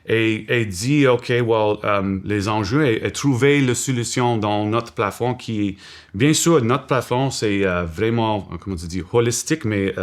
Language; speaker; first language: French; non-native, local second language; English